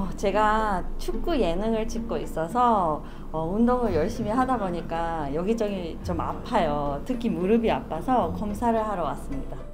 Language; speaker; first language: Korean; non-native, fluent; English